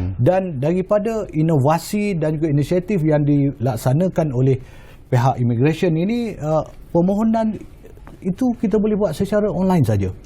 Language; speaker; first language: Malay; native; Malay